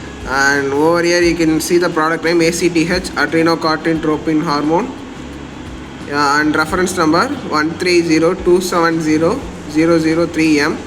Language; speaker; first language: English; non-native, local second language; Tamil